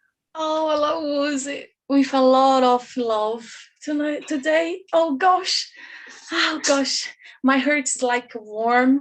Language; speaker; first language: English; non-native, learner; Portuguese